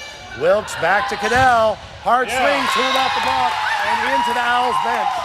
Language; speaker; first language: English; native; English